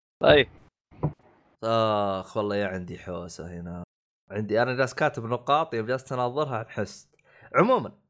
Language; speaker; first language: Arabic; native; Arabic